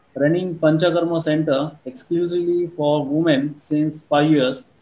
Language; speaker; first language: English; non-native, local second language; Marathi